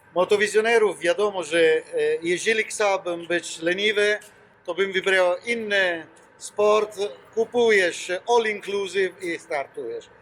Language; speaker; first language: Polish; non-native, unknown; Italian